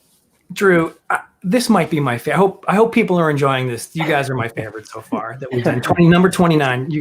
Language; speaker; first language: English; native; English